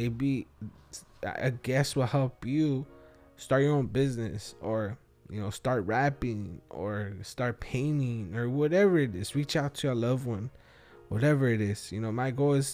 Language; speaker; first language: English; early bilingual, other home language; Spanish